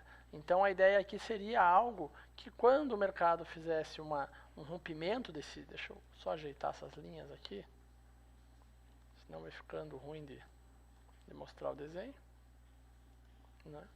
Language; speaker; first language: Portuguese; native; Portuguese